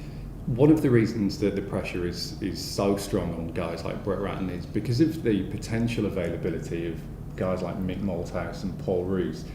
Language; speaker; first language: English; native; English